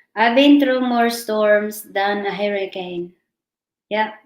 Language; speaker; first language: English; non-native, local second language; Filipino